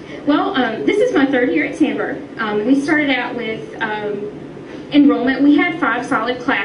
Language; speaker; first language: English; native; English